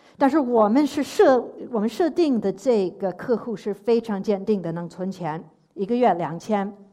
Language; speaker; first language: Chinese; non-native, fluent; English